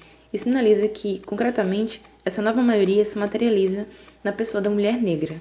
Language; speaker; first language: Portuguese; native; Portuguese